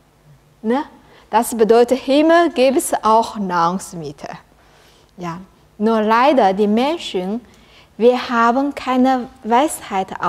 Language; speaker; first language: German; non-native, learner; Chinese